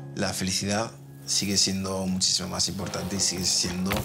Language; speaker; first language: Spanish; early bilingual, other home language; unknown